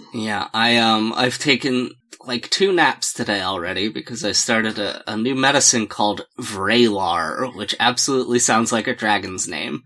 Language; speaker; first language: English; native; English